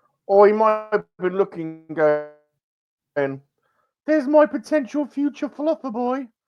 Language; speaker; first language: English; native; English